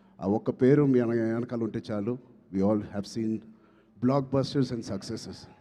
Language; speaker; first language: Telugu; native; Telugu